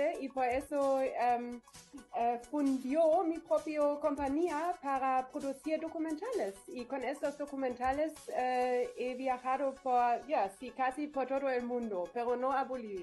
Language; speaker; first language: Spanish; non-native, learner; German